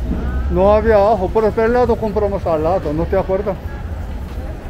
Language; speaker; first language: Spanish; non-native, fluent; Korean